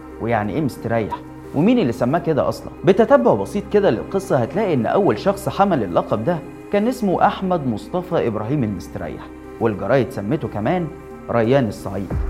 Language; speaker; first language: Arabic; native; Arabic